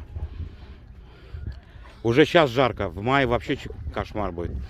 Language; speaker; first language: Russian; non-native, local second language; Turkmen